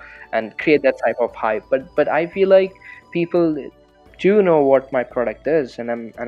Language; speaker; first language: English; non-native, local second language; Telugu